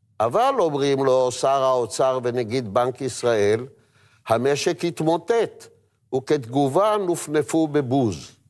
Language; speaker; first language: Hebrew; native; Hebrew